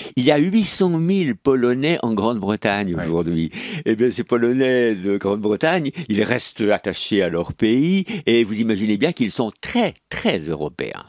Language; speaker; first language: French; native; French